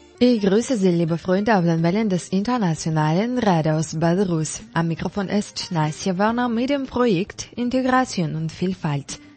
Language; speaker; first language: German; non-native, fluent; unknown